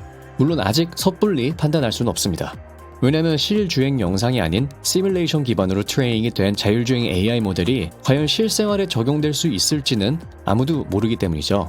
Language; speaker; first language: Korean; native; Korean